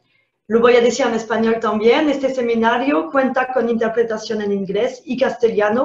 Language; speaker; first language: Spanish; non-native, fluent; French